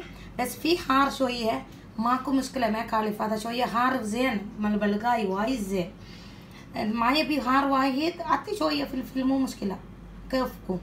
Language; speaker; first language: Arabic; non-native, learner; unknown